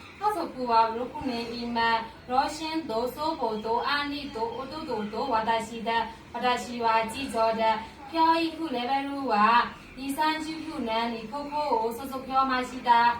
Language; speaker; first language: Japanese; non-native, learner; Burmese